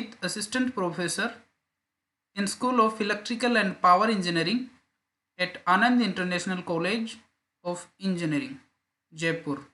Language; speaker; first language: English; non-native, local second language; Hindi